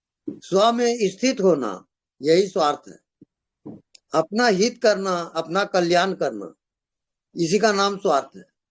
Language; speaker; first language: Hindi; native; Hindi